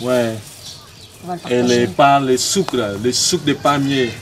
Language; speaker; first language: French; non-native, learner; Khmer